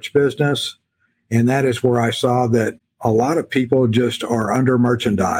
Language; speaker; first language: English; native; English